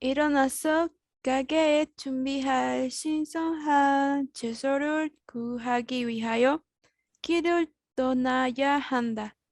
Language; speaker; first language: Korean; non-native, learner; Spanish